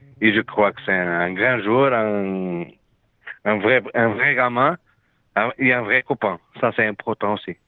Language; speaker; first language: French; non-native, learner; Portuguese